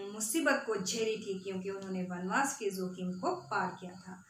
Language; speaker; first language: Hindi; non-native, local second language; Assamese